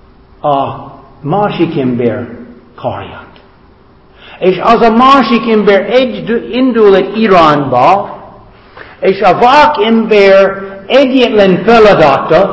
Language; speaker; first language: Hungarian; non-native, fluent; English